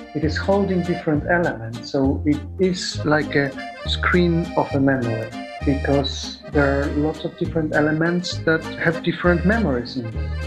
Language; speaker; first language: English; non-native, fluent; Polish